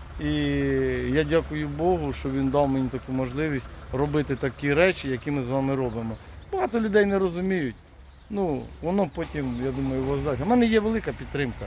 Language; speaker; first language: Ukrainian; non-native, local second language; Russian